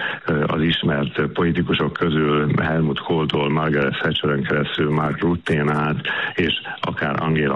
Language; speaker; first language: Hungarian; native; Hungarian